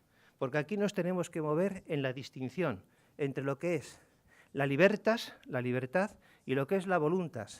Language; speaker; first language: Spanish; native; Spanish